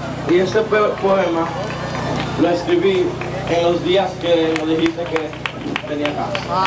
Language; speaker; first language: Spanish; early bilingual, heritage; Spanish